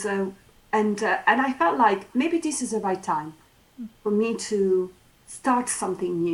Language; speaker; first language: English; non-native, fluent; Italian